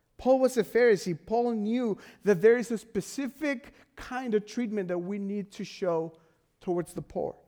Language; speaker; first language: English; non-native, fluent; Spanish